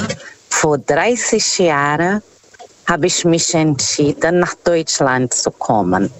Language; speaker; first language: German; non-native, fluent; Portuguese